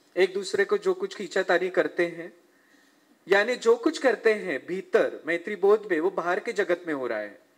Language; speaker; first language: Hindi; non-native, local second language; Marathi